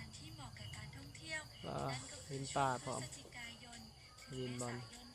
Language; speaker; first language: Thai; native; Thai